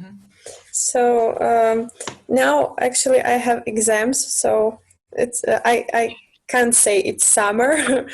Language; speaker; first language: English; non-native, fluent; Russian